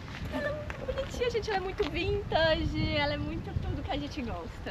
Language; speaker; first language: Portuguese; native; Portuguese